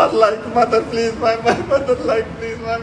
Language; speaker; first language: English; non-native, learner; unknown